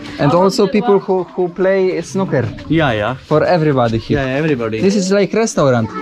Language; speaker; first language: English; non-native, learner; Polish